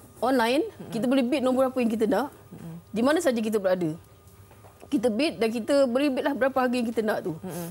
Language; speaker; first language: Malay; native; Malay